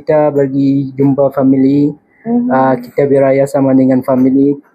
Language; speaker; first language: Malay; non-native, fluent; Arabic